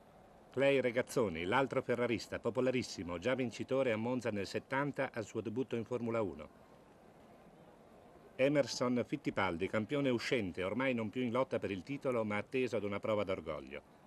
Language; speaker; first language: Italian; native; Italian